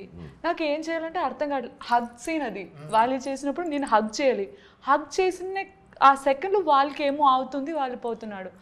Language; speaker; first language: Telugu; non-native, learner; Malayalam